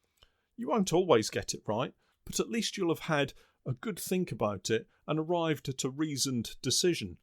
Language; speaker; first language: English; native; English